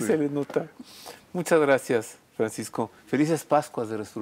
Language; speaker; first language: Spanish; native; Spanish